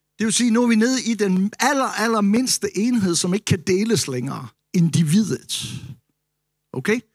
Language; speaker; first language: Danish; native; Danish